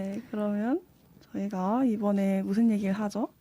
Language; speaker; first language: Korean; native; Korean